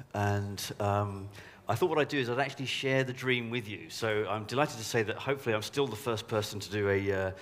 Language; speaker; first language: English; native; English